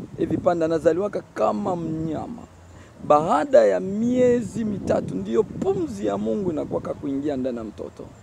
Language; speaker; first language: Swahili; native; Swahili